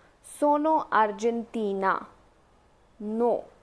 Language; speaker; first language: Italian; non-native, fluent; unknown